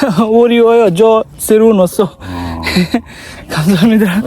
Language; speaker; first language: Korean; non-native, learner; Bangla